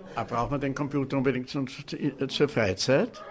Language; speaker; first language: German; native; German